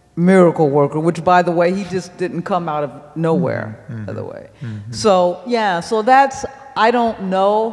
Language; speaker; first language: English; native; English